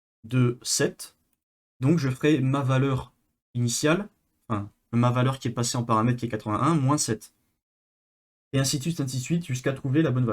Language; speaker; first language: French; native; French